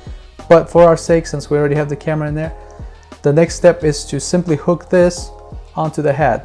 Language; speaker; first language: English; native; English